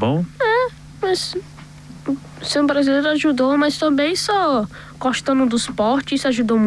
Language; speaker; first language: Portuguese; early bilingual, heritage; Portuguese